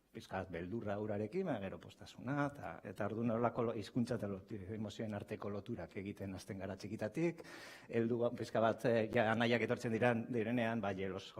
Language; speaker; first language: Basque; non-native, local second language; Spanish